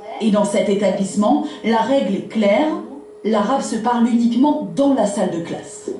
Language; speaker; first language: French; native; French